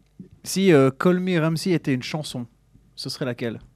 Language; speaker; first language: French; native; French